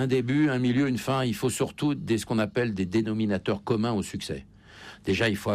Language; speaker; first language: French; native; French